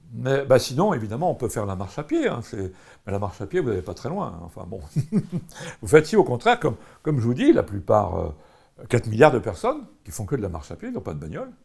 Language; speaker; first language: French; native; French